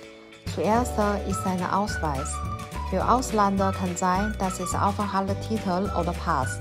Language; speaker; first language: German; non-native, learner; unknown